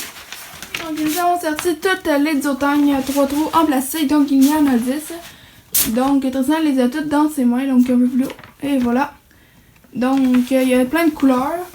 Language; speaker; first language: French; native; French